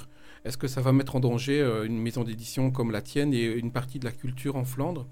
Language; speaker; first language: French; native; French